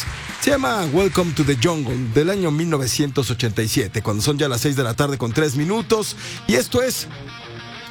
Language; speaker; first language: Spanish; native; Spanish